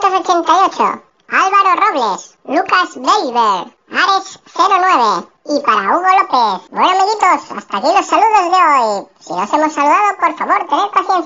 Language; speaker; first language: Spanish; native; Spanish